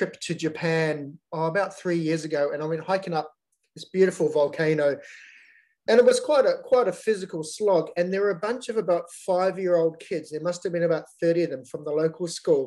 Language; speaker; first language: English; native; English